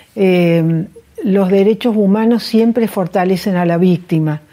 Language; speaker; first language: Spanish; native; Spanish